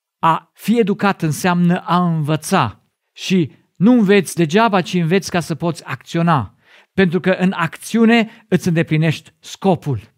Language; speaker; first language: Romanian; non-native, fluent; German